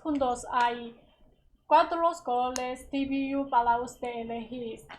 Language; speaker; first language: Spanish; non-native, learner; Chinese